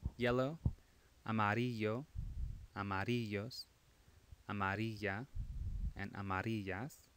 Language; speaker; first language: Spanish; non-native, fluent; English